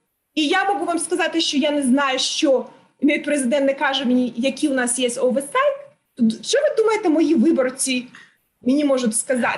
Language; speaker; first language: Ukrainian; non-native, learner; English